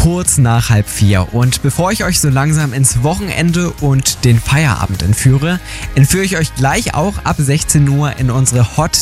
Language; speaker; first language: German; native; German